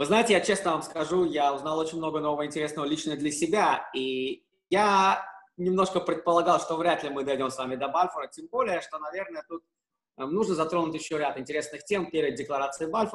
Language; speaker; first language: Russian; native; Russian